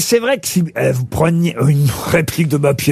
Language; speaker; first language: French; native; French